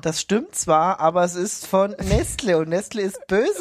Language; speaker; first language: German; native; German